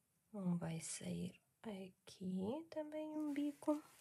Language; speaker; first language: Portuguese; non-native, learner; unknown